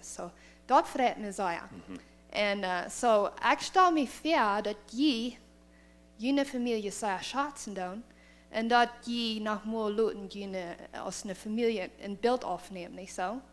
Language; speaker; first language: German; non-native, learner; Plautdietsch